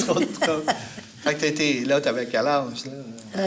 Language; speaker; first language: French; native; French